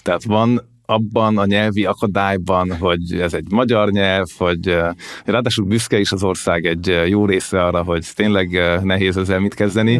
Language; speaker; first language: Hungarian; native; Hungarian